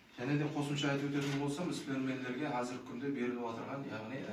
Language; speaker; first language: Uzbek; non-native, local second language; Kara-Kalpak